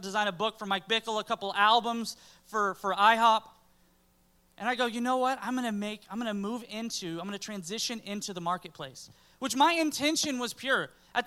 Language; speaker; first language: English; native; English